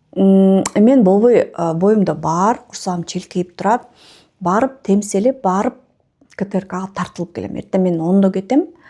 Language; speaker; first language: Kyrgyz; non-native, local second language; Russian